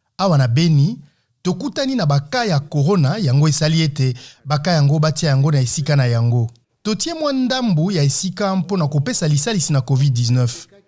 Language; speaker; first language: Lingala; non-native, local second language; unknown